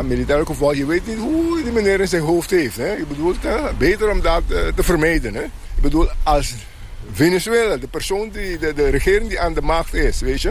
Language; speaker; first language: Dutch; non-native, local second language; Papiamento